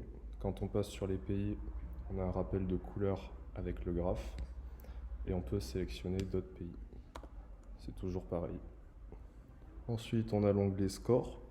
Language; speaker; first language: French; native; French